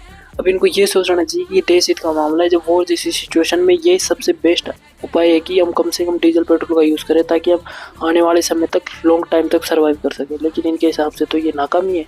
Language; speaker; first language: Hindi; native; Hindi